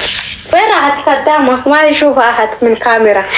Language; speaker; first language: Arabic; native; Arabic